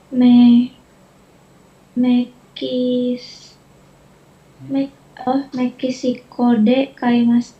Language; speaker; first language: Japanese; non-native, learner; Indonesian